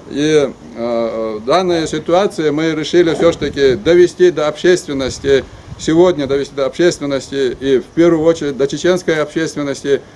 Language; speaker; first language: Russian; non-native, local second language; Ingush